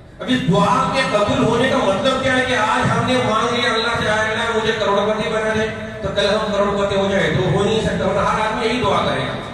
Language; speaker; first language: Urdu; non-native, local second language; Konkani